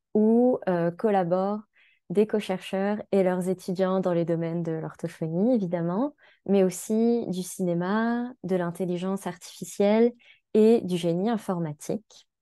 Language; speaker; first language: French; native; French